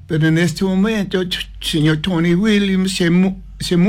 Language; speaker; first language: Spanish; non-native, learner; English